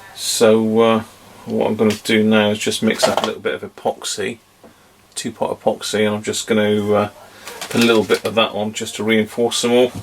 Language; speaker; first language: English; native; English